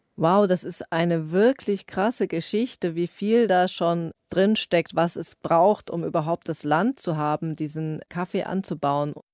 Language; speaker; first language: German; native; German